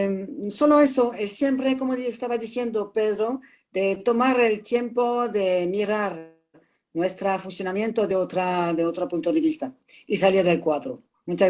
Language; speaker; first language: Spanish; non-native, fluent; French